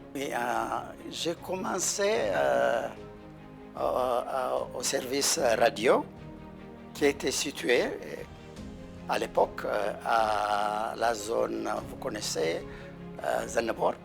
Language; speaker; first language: French; non-native, fluent; Amharic